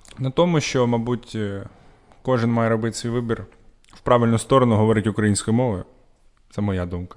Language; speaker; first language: Ukrainian; native; Ukrainian